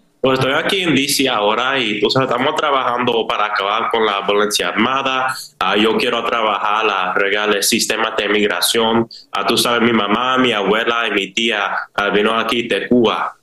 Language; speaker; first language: Spanish; early bilingual, heritage; Spanish